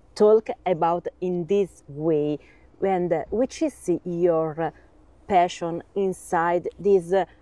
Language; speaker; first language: English; non-native, learner; Italian